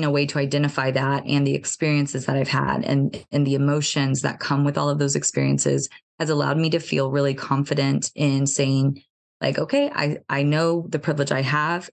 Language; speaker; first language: English; native; English